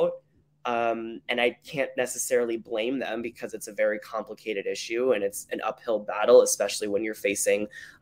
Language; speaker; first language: English; native; English